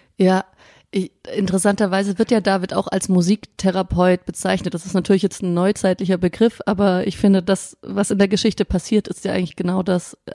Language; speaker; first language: German; native; German